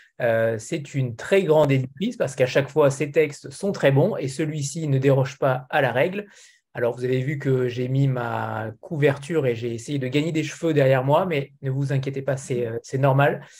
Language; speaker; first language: French; native; French